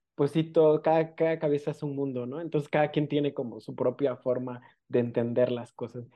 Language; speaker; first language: Spanish; non-native, local second language; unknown